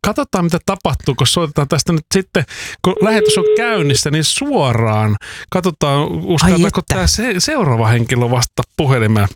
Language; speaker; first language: Finnish; native; Finnish